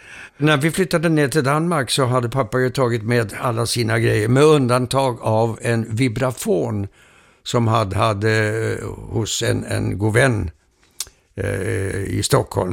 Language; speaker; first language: Swedish; early bilingual, heritage; Swedish